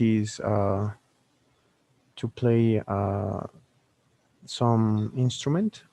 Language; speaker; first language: English; non-native, learner; Spanish